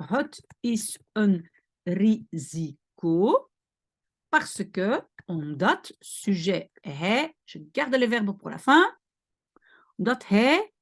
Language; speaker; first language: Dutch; non-native, fluent; French